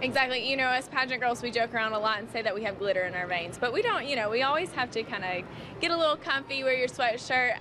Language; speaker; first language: English; native; English